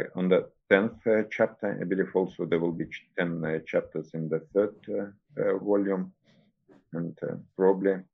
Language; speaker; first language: English; non-native, fluent; Russian